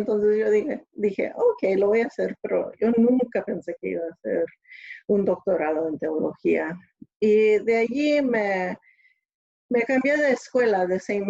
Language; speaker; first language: Spanish; early bilingual, other home language; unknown